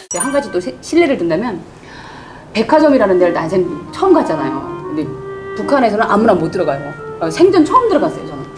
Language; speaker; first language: Korean; native; Korean